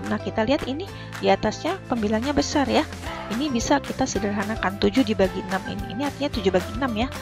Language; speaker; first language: Indonesian; native; Indonesian